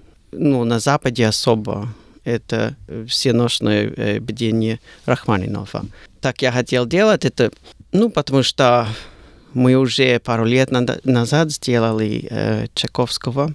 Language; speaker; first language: Russian; non-native, learner; English